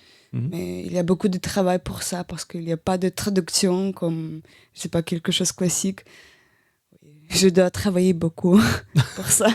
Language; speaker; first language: French; non-native, learner; Russian